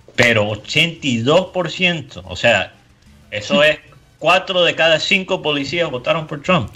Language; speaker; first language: Spanish; early bilingual, heritage; Spanish